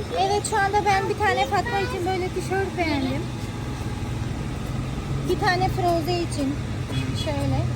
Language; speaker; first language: Turkish; non-native, fluent; Urdu